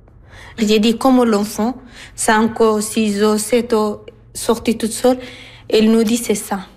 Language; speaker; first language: French; non-native, learner; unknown